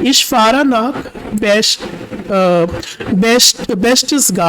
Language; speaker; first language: German; non-native, fluent; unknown